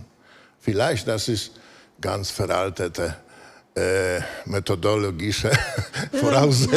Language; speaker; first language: German; non-native, fluent; Polish